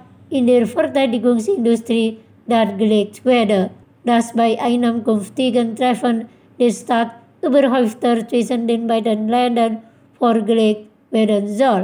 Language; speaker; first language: German; non-native, fluent; Indonesian